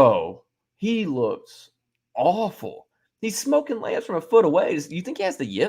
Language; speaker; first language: English; native; English